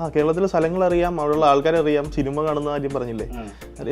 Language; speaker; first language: Malayalam; native; Malayalam